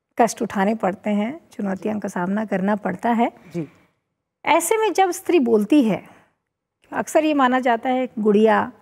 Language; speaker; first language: Hindi; native; Hindi